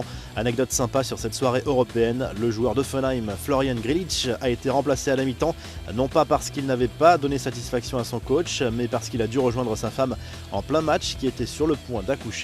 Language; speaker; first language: French; native; French